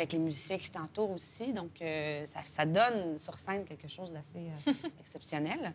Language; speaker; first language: French; native; French